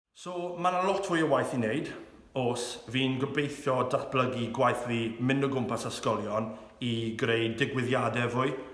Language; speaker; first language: Welsh; non-native, local second language; English